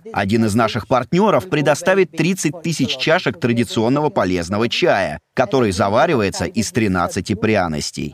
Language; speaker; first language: Russian; non-native, fluent; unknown